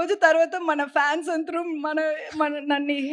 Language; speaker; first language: Telugu; non-native, learner; Tamil